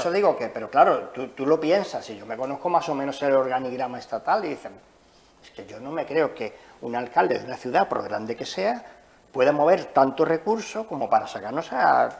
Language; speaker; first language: Spanish; native; Spanish